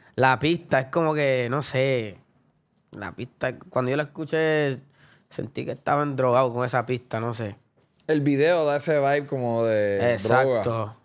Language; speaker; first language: Spanish; early bilingual, other home language; English